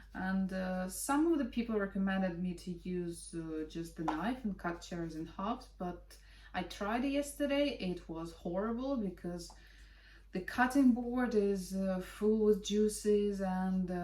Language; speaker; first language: English; non-native, fluent; Russian